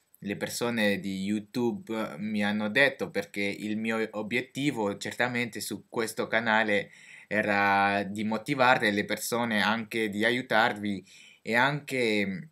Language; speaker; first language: Italian; non-native, learner; French